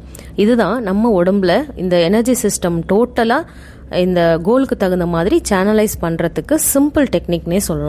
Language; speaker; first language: Tamil; native; Tamil